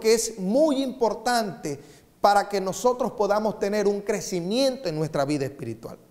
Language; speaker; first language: Spanish; native; Spanish